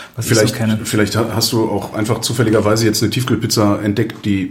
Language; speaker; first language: German; native; German